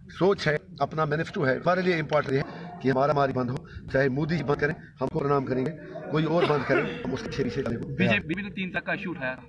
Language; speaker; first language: Urdu; non-native, local second language; Kashmiri